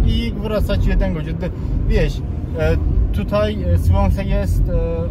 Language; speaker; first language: Polish; non-native, learner; Turkish